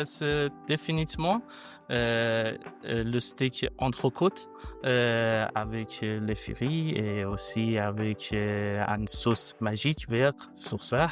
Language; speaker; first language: French; non-native, learner; Persian